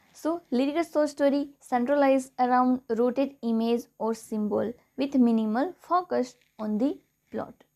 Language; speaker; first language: English; non-native, local second language; Gujarati